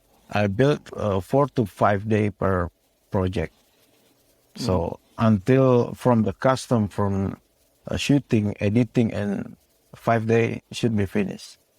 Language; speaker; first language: English; non-native, learner; Indonesian